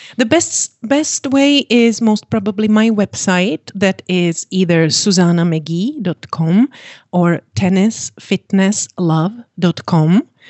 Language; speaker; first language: English; non-native, fluent; Czech